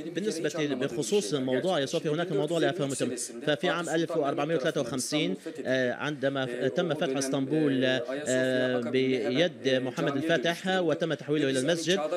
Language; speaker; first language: Arabic; non-native, fluent; Turkish